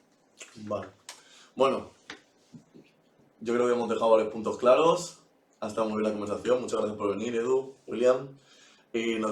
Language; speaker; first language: Spanish; native; Spanish